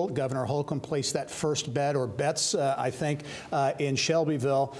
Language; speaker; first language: English; native; English